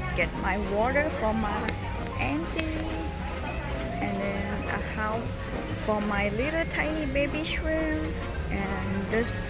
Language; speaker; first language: English; non-native, learner; Thai